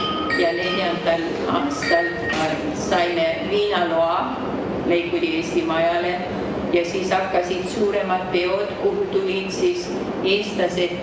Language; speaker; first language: Estonian; early bilingual, heritage; Estonian